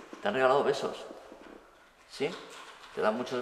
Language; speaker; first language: Spanish; native; Spanish